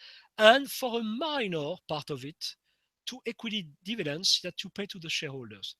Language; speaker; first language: English; non-native, fluent; French